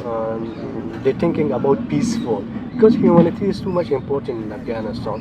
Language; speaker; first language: English; non-native, learner; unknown